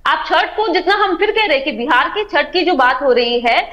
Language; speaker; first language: Hindi; native; Hindi